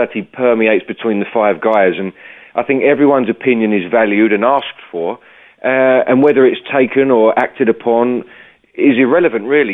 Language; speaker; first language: English; native; English